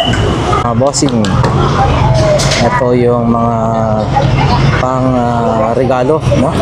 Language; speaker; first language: Filipino; native; Filipino